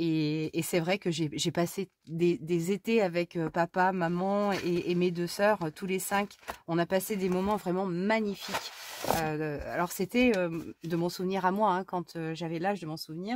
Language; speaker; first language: French; native; French